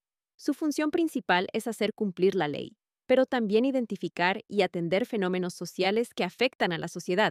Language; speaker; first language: Spanish; native; Spanish